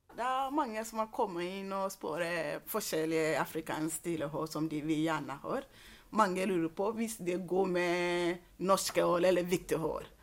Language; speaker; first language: Norwegian; non-native, fluent; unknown